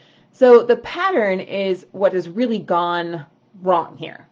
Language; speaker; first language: English; native; English